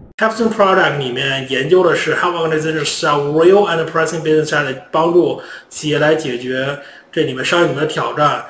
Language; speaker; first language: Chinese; native; Chinese